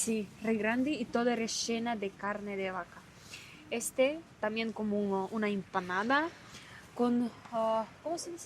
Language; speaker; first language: Spanish; non-native, learner; Russian